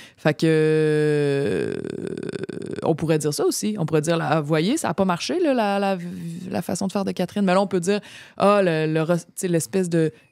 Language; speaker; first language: French; native; French